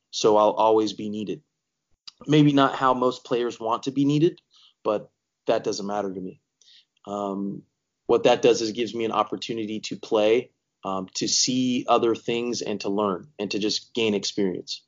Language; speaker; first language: English; native; English